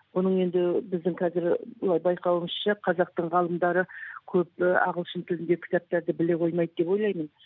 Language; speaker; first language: Kazakh; native; Kazakh